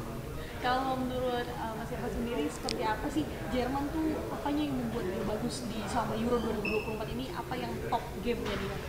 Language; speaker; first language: Indonesian; native; Indonesian